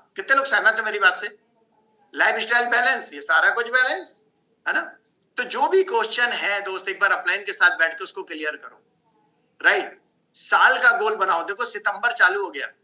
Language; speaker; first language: Hindi; native; Hindi